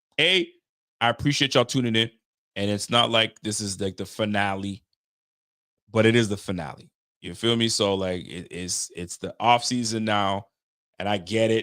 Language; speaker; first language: English; native; English